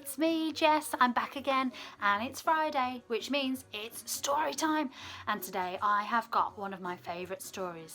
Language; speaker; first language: English; native; English